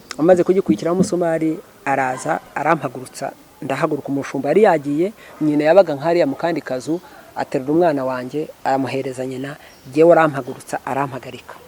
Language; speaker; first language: Kinyarwanda; early bilingual, heritage; Kinyarwanda